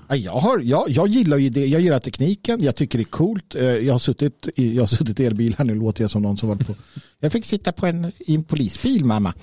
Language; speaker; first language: Swedish; native; Swedish